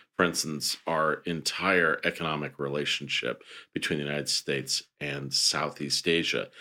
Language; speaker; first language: English; native; English